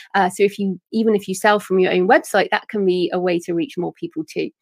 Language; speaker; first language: English; native; English